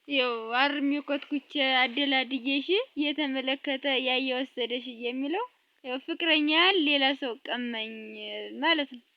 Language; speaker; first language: Amharic; native; Amharic